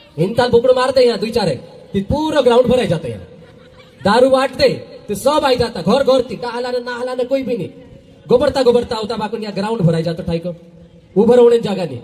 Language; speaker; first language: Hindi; non-native, local second language; Bhili